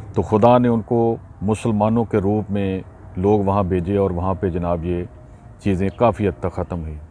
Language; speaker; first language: Urdu; non-native, local second language; Punjabi